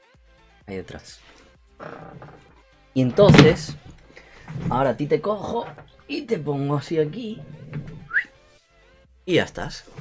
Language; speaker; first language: Spanish; native; Spanish